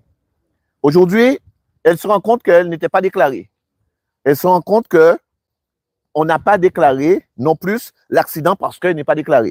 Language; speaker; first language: French; native; French